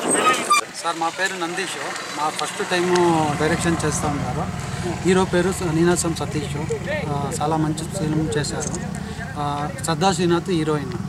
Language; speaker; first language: Telugu; non-native, learner; Kannada